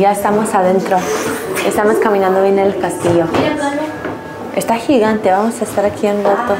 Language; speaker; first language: Spanish; non-native, fluent; English